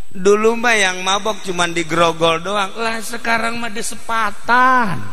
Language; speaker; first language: Indonesian; non-native, local second language; Sundanese